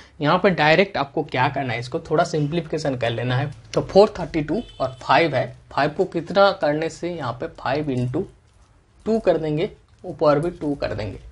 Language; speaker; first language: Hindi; non-native, local second language; Bangla